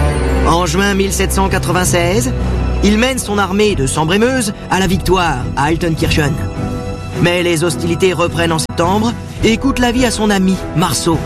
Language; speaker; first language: French; native; French